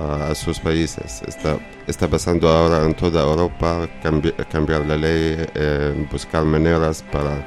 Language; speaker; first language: Spanish; non-native, learner; Arabic